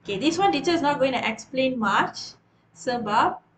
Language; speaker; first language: English; non-native, local second language; Malay